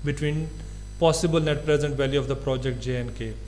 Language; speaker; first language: English; non-native, local second language; Urdu